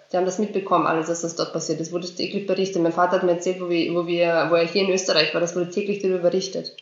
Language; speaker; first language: German; early bilingual, other home language; Bosnian